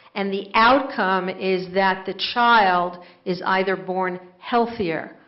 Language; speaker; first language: English; native; English